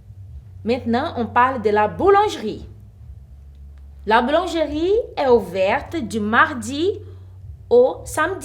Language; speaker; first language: French; non-native, fluent; Portuguese